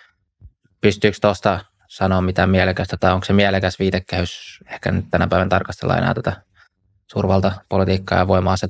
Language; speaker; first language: Finnish; native; Finnish